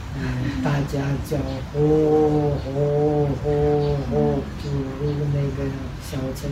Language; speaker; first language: Chinese; non-native, fluent; Czech